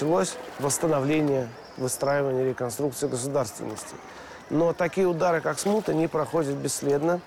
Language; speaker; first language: Russian; native; Russian